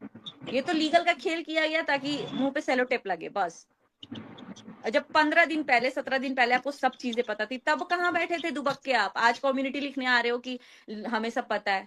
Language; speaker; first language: Hindi; native; Hindi